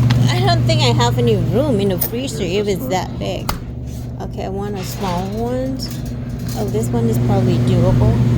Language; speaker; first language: English; non-native, fluent; Thai